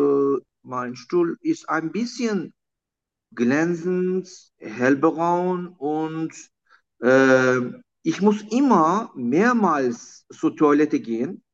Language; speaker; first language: German; non-native, learner; Turkish